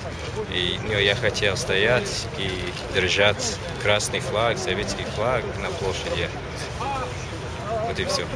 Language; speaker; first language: Russian; non-native, learner; English